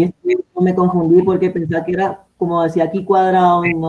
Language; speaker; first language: Spanish; native; Spanish